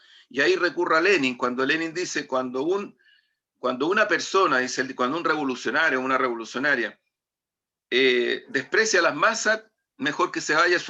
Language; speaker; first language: Spanish; native; Spanish